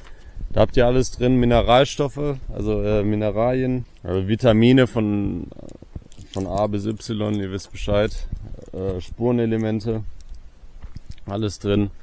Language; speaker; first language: German; native; German